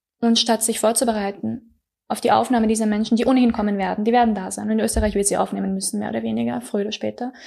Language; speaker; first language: German; early bilingual, other home language; Persian